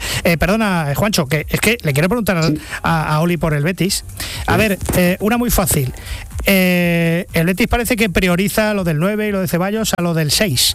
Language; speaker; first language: Spanish; native; Spanish